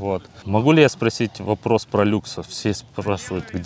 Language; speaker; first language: Russian; native; Russian